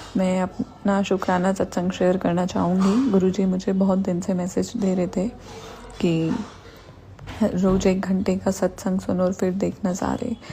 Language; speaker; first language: Hindi; native; Hindi